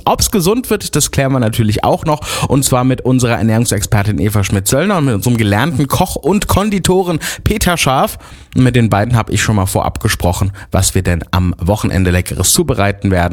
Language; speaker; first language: German; native; German